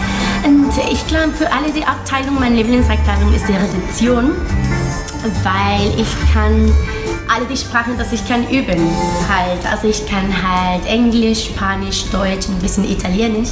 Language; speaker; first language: German; non-native, fluent; Spanish